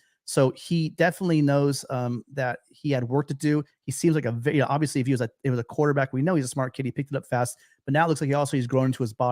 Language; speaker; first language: English; native; English